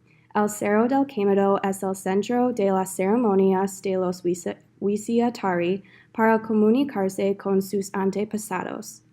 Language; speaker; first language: Spanish; non-native, learner; English